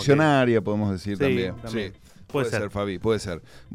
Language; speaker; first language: Spanish; native; Spanish